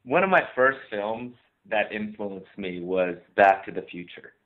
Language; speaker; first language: English; native; English